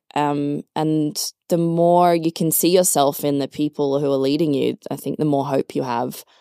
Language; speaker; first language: English; native; English